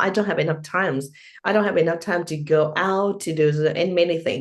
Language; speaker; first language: English; non-native, learner; Vietnamese